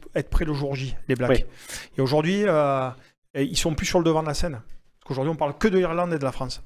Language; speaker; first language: French; native; French